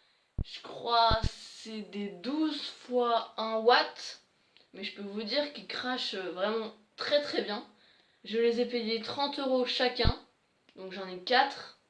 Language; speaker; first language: French; native; French